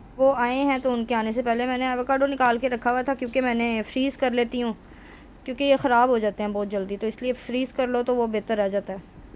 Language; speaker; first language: Urdu; non-native, local second language; Punjabi